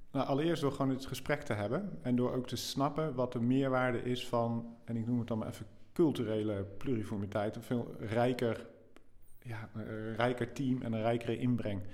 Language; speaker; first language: Dutch; native; Dutch